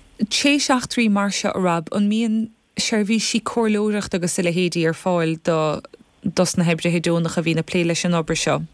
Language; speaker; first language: Irish; native; Irish